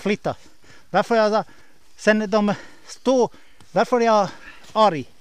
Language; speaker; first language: Swedish; non-native, learner; Bosnian